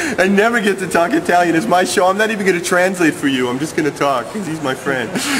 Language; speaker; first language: English; early bilingual, other home language; Italian